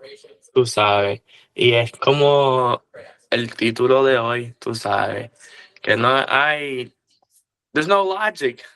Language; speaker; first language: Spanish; early bilingual, heritage; Spanish